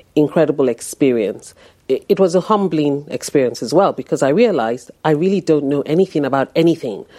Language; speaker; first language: English; non-native, local second language; Yoruba